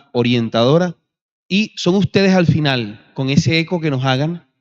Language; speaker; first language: Spanish; native; Spanish